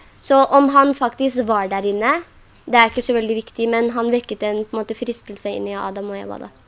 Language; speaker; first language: Norwegian; non-native, local second language; Urdu